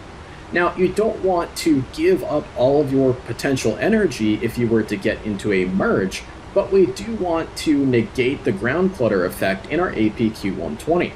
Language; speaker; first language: English; native; English